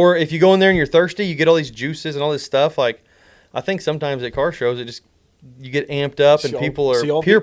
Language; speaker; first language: English; native; English